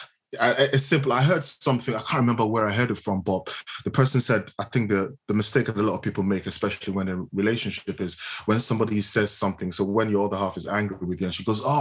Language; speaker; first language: English; non-native, local second language; Yoruba